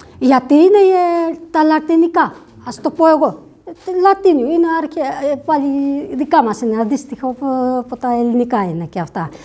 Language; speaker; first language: Greek; non-native, fluent; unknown